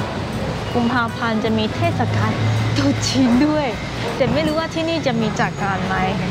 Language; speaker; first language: Thai; non-native, fluent; Chinese